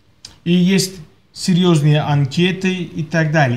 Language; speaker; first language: Russian; non-native, fluent; Turkish